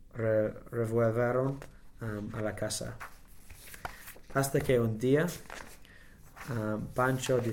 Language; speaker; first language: Spanish; non-native, learner; English